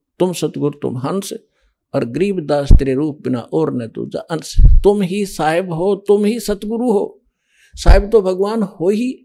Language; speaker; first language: Hindi; native; Hindi